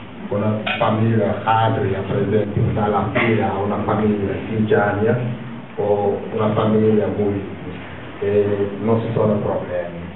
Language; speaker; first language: Italian; non-native, fluent; Wolof